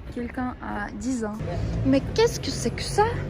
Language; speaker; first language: French; non-native, fluent; Russian